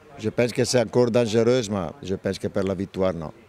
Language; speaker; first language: French; non-native, learner; Italian